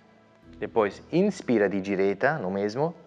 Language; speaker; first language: Portuguese; non-native, fluent; German